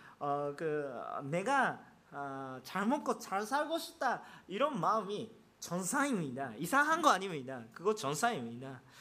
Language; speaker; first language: Korean; non-native, fluent; Japanese